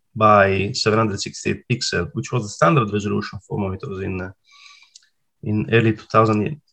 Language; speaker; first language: English; non-native, fluent; Italian